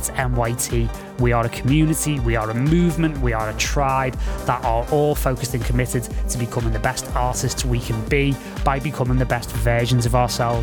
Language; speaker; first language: English; native; English